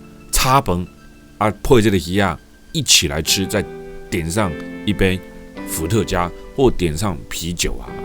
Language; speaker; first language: Chinese; native; Chinese